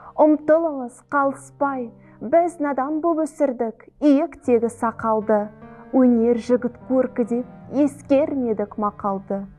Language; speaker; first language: Kazakh; non-native, local second language; Russian